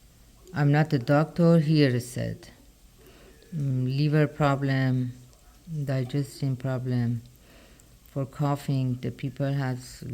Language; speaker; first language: English; non-native, learner; Persian